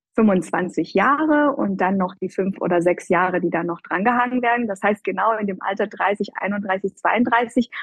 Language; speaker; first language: German; non-native, fluent; Persian